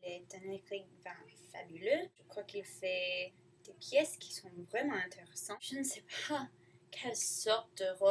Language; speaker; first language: French; non-native, learner; English